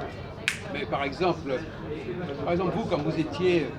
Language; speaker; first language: French; native; French